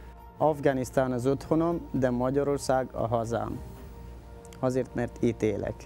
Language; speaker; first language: Hungarian; non-native, fluent; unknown